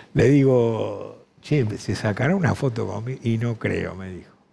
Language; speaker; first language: Spanish; native; Spanish